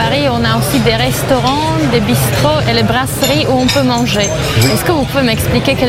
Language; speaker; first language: French; non-native, fluent; Slovak